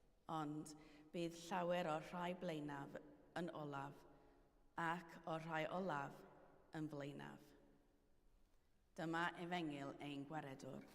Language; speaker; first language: Welsh; native; Welsh